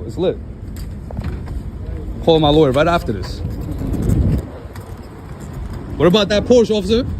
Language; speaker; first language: English; native; English